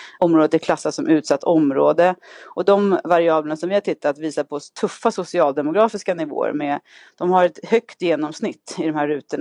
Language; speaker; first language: Swedish; native; Swedish